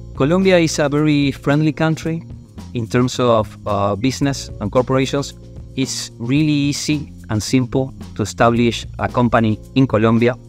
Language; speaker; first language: English; non-native, fluent; Spanish